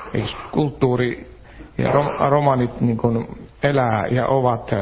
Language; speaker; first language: Finnish; native; Finnish